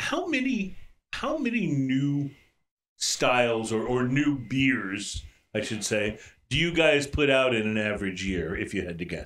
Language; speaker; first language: English; native; English